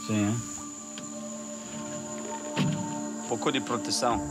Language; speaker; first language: Portuguese; non-native, learner; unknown